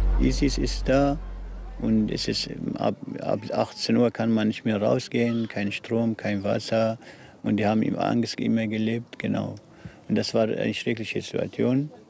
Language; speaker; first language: German; non-native, learner; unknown